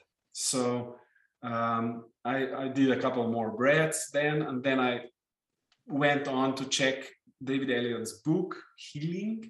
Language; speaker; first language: English; non-native, fluent; Slovenian